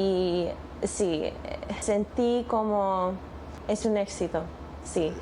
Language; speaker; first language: Spanish; non-native, learner; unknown